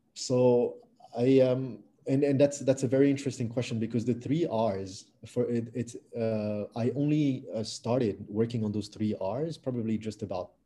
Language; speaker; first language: English; non-native, fluent; French